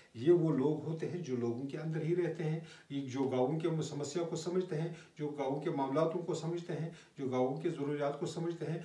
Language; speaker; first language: Urdu; non-native, local second language; Kashmiri